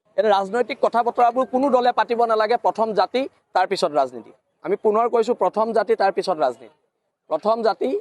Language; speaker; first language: Assamese; native; Assamese